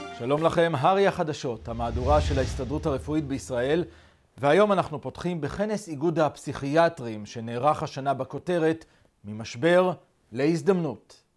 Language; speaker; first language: Hebrew; native; Hebrew